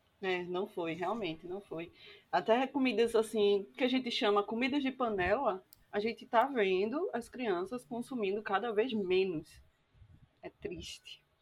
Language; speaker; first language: Portuguese; native; Portuguese